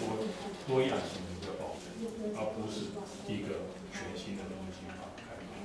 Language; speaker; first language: Chinese; native; Chinese